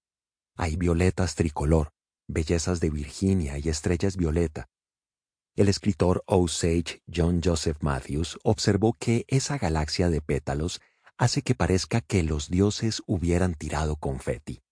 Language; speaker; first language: Spanish; native; Spanish